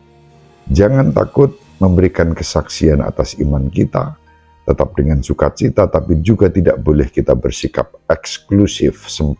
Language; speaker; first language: Indonesian; native; Indonesian